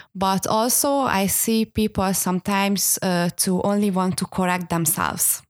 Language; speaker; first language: English; non-native, fluent; Hungarian